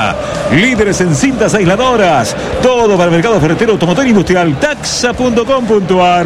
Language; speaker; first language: Spanish; native; Spanish